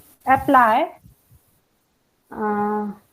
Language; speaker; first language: English; non-native, learner; Hindi